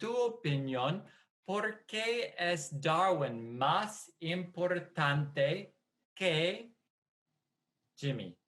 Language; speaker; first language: Spanish; non-native, fluent; English